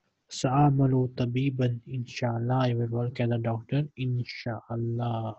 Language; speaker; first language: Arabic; non-native, fluent; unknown